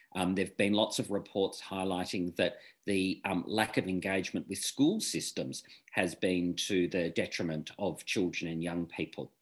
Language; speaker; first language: English; native; English